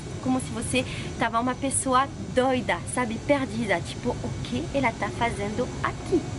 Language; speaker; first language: Portuguese; non-native, fluent; French